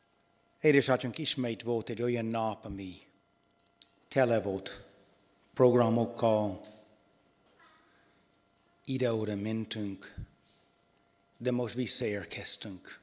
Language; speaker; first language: Hungarian; non-native, learner; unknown